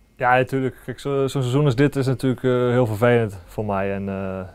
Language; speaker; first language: Dutch; native; Dutch